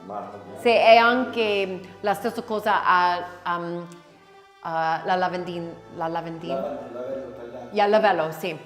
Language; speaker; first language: Italian; non-native, learner; English